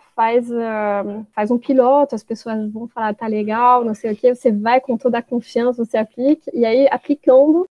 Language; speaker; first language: Portuguese; non-native, fluent; French